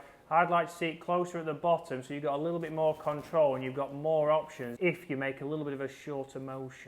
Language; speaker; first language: English; native; English